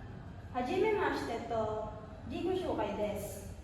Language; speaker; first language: Japanese; non-native, learner; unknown